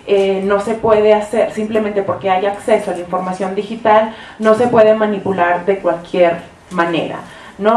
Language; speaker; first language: Spanish; early bilingual, heritage; Spanish